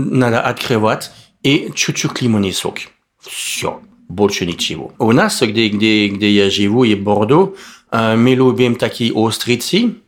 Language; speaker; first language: Russian; non-native, learner; French